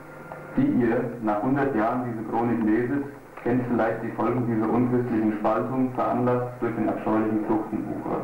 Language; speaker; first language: German; native; German